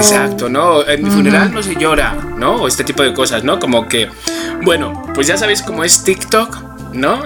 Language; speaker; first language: Spanish; native; Spanish